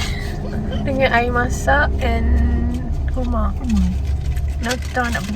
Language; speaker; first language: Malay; native; Malay